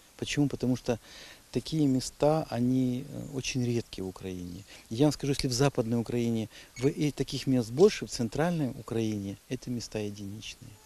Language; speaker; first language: Russian; native; Russian